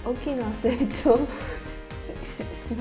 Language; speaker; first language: Japanese; non-native, learner; Chinese